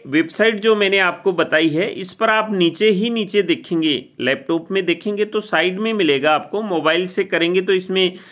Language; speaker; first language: Hindi; native; Hindi